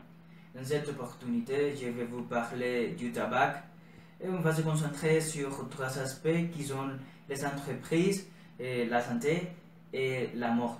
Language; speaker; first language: French; non-native, learner; Spanish